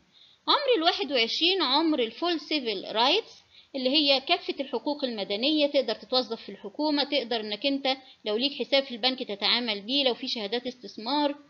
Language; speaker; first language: Arabic; native; Arabic